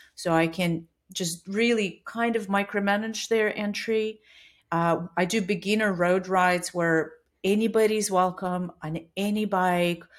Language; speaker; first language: English; non-native, fluent; Russian